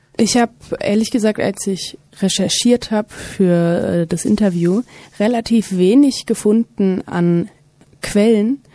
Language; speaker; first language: German; native; German